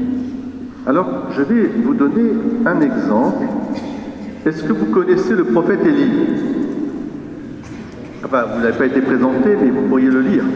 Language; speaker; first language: French; native; French